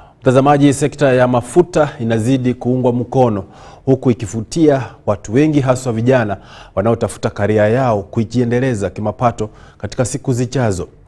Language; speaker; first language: Swahili; non-native, local second language; Gusii